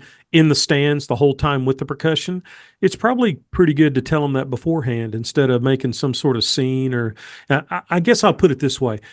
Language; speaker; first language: English; native; English